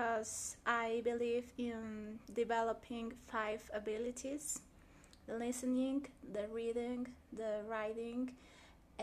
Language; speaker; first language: English; non-native, fluent; Spanish